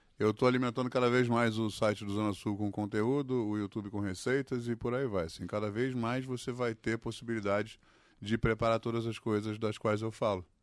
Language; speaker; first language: Portuguese; early bilingual, other home language; English